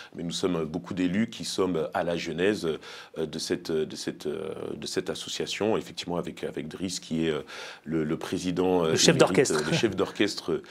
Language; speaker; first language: French; native; French